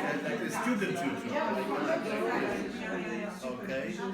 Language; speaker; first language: English; non-native, learner; Polish